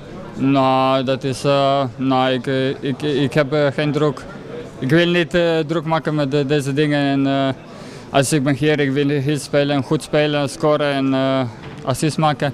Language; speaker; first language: Dutch; non-native, learner; Slovenian